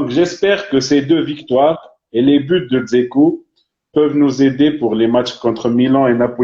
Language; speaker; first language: French; non-native, fluent; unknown